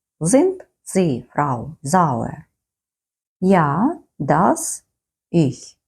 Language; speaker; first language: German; non-native, fluent; Ukrainian